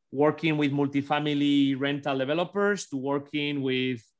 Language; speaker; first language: English; non-native, fluent; Spanish